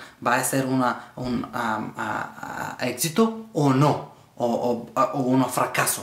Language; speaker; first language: Spanish; non-native, learner; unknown